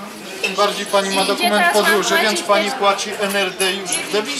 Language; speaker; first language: Polish; native; Polish